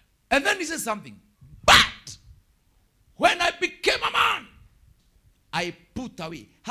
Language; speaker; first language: English; non-native, local second language; Kikuyu